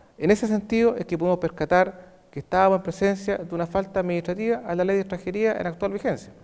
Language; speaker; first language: Spanish; native; Spanish